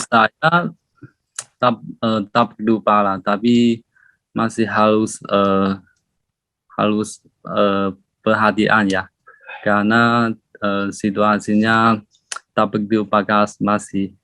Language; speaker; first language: Indonesian; non-native, learner; Chinese